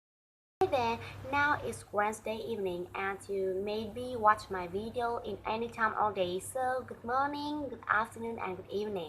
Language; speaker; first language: English; non-native, learner; Vietnamese